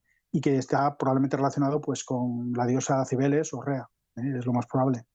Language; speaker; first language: Spanish; native; Spanish